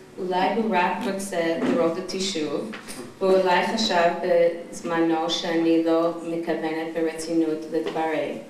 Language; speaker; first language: Hebrew; non-native, fluent; English